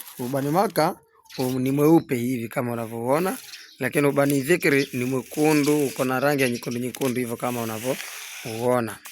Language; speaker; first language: Swahili; native; Swahili